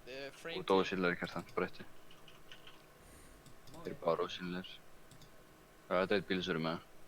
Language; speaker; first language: Icelandic; native; Icelandic